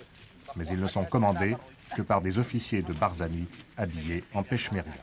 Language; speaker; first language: French; native; French